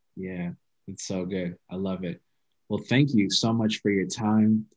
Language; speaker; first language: English; early bilingual, other home language; Amharic